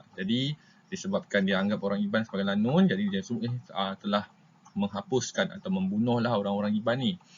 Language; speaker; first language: Malay; native; Malay